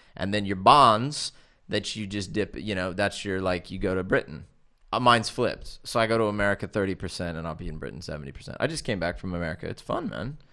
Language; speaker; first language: English; native; English